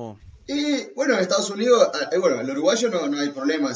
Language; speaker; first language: Spanish; native; Spanish